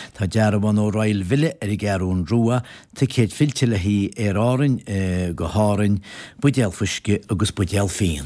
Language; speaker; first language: Irish; native; Irish